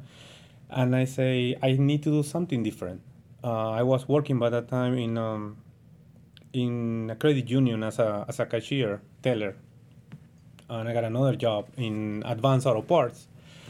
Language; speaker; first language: English; non-native, learner; Spanish